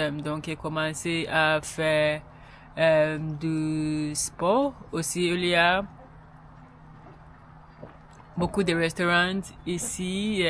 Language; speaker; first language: French; non-native, learner; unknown